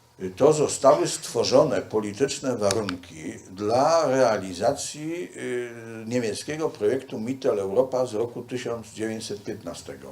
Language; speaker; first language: Polish; native; Polish